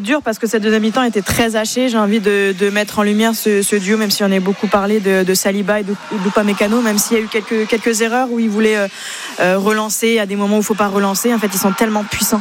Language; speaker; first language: French; native; French